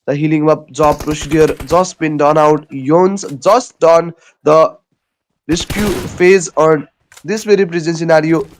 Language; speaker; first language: English; non-native, local second language; Nepali